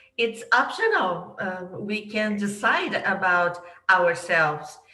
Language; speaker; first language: English; non-native, fluent; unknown